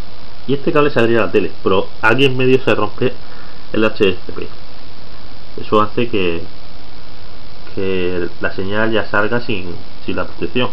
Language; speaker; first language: Spanish; native; Spanish